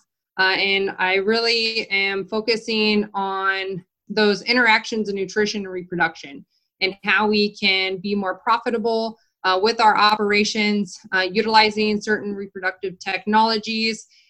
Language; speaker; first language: English; native; English